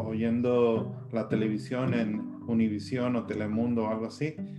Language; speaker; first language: Spanish; early bilingual, heritage; Spanish